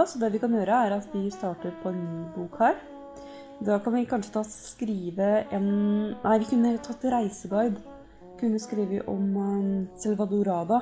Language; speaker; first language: Norwegian; native; Norwegian